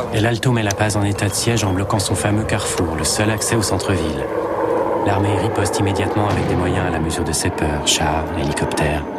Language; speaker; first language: French; native; French